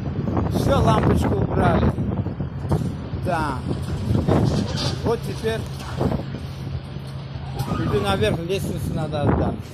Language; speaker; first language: Russian; non-native, learner; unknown